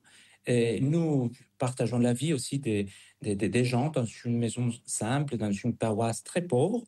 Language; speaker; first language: French; non-native, fluent; Spanish